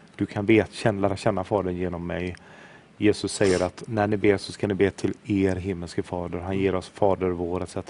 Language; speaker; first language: Swedish; native; Swedish